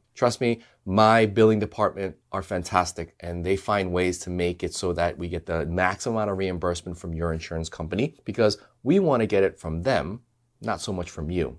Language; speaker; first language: English; native; English